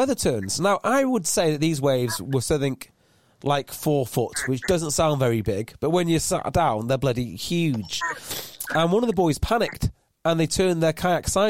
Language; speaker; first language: English; native; English